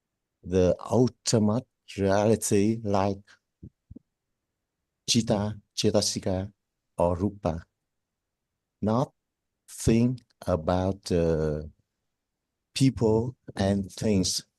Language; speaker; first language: English; non-native, learner; Vietnamese